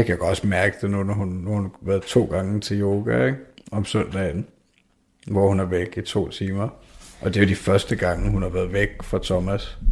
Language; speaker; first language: Danish; native; Danish